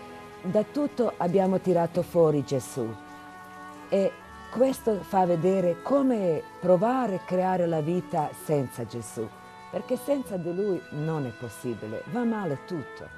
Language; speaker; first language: Italian; non-native, fluent; Croatian